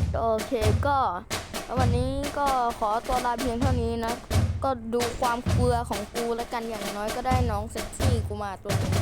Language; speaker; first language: Thai; native; Thai